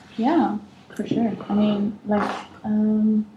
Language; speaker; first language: English; non-native, fluent; Arabic